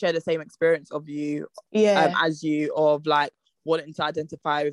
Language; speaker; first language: English; native; English